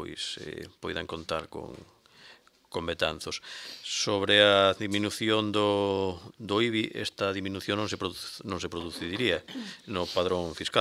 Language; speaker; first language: Galician; native; Galician